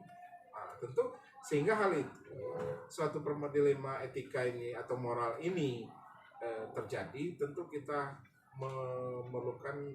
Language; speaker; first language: Indonesian; native; Indonesian